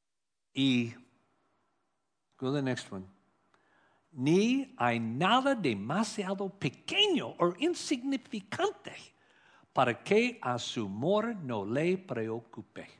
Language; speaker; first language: Spanish; non-native, learner; English